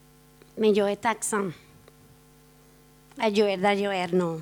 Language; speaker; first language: Swedish; non-native, fluent; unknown